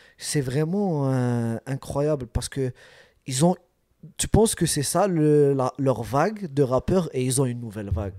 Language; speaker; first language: French; early bilingual, other home language; Arabic